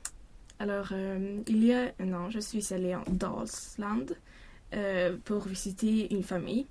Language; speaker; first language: French; non-native, learner; Swedish